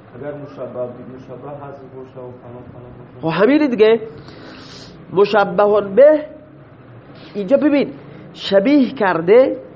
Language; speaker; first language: Persian; non-native, local second language; Baluchi